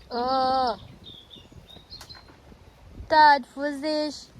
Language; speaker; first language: German; non-native, learner; Filipino